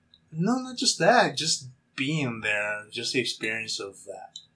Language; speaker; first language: English; early bilingual, other home language; Spanish